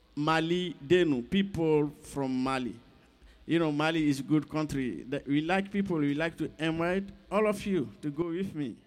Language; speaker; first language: English; non-native, learner; Bambara